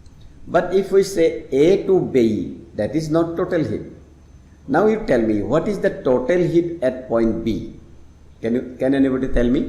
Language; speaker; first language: English; non-native, local second language; Assamese